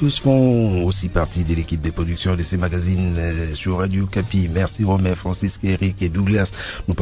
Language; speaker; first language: French; native; French